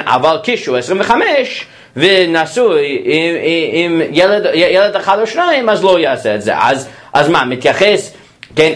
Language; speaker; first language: Hebrew; non-native, fluent; English